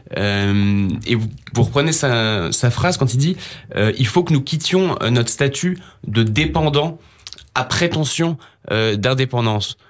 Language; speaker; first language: French; native; French